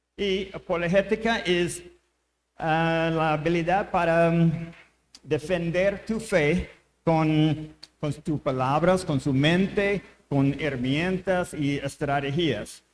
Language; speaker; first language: Spanish; non-native, learner; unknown